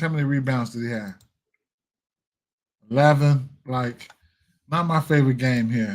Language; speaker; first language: English; native; English